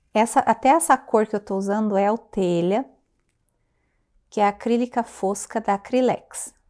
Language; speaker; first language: Portuguese; native; Portuguese